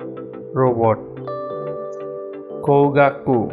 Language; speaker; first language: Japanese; non-native, learner; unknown